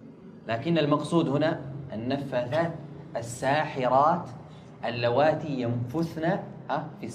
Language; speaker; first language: Arabic; native; Arabic